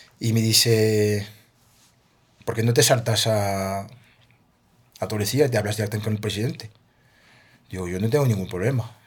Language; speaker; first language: Spanish; non-native, fluent; French